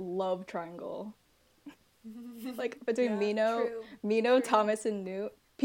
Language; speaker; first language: English; native; English